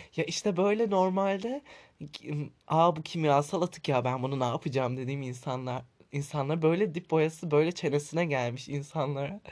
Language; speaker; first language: Turkish; native; Turkish